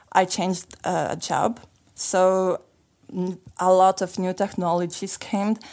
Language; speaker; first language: English; non-native, fluent; Lithuanian